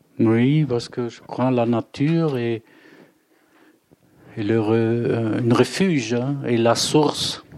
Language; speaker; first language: French; non-native, fluent; German